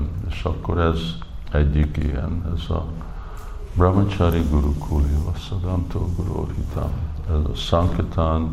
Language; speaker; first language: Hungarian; early bilingual, heritage; English